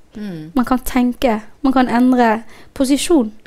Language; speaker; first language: Norwegian; non-native, fluent; Somali